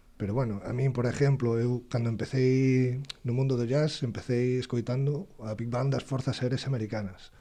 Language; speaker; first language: Galician; non-native, local second language; Spanish